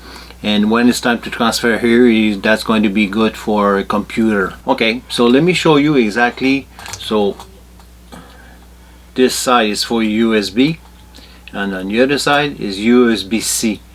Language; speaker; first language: English; non-native, fluent; French